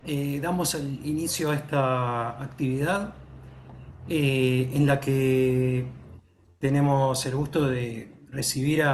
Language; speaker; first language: Spanish; native; Spanish